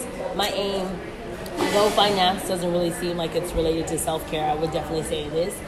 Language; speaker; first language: English; native; English